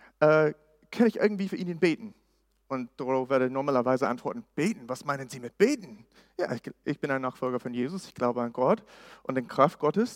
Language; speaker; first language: German; non-native, fluent; English